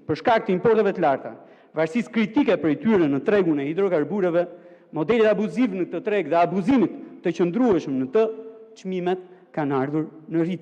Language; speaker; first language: Albanian; native; Albanian